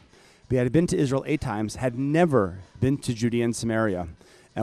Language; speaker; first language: English; native; English